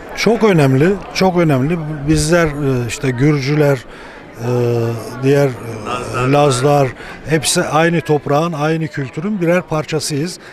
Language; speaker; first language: Turkish; native; Turkish